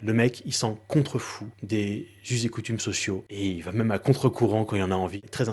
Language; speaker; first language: French; native; French